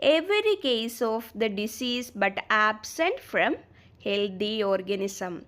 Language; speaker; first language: English; non-native, local second language; Malayalam